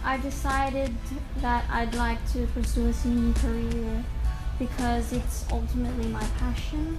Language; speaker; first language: English; native; English